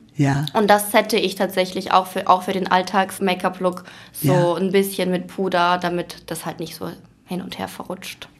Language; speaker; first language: German; early bilingual, other home language; Ukrainian